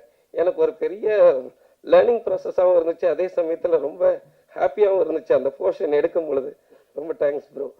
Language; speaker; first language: Tamil; native; Tamil